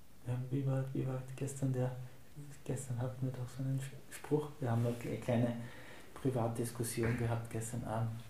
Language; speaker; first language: German; native; German